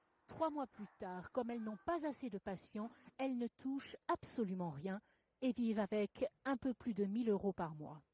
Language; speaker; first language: French; native; French